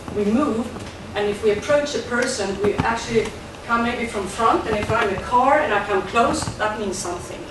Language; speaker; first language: English; non-native, fluent; Swedish